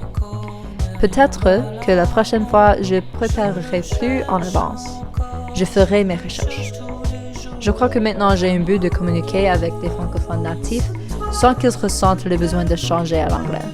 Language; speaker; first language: French; non-native, learner; English